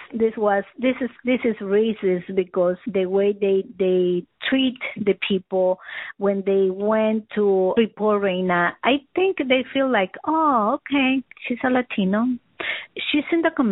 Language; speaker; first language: English; non-native, learner; Spanish